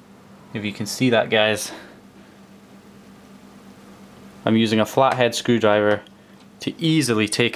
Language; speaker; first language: English; native; English